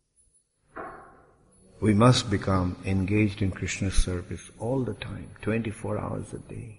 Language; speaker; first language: English; non-native, local second language; Bangla